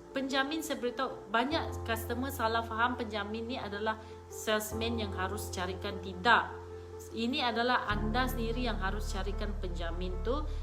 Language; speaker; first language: Malay; non-native, local second language; Iban